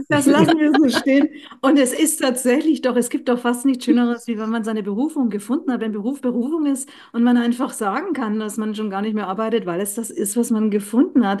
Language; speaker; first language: German; native; German